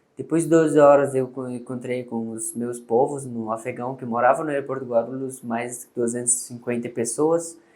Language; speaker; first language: Portuguese; non-native, learner; Persian